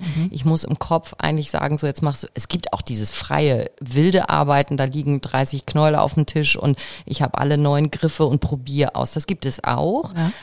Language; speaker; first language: German; native; German